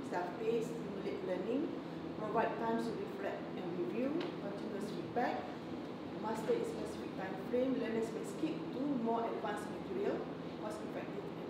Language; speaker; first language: English; non-native, local second language; Malay